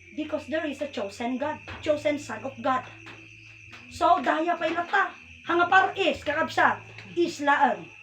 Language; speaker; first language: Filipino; non-native, local second language; Iloko